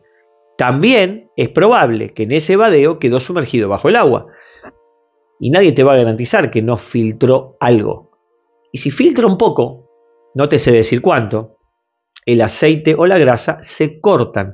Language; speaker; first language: Spanish; native; Spanish